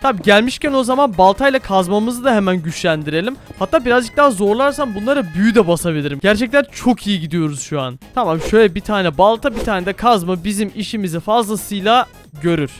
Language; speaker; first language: Turkish; native; Turkish